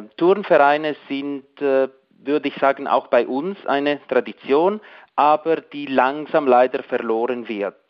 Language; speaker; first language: German; non-native, local second language; Italian